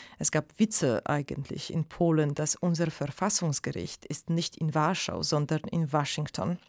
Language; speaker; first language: German; non-native, fluent; Polish